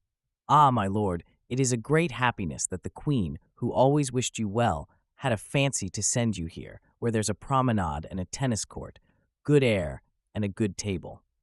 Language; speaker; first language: English; native; English